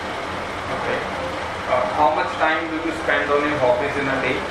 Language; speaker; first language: English; non-native, local second language; Punjabi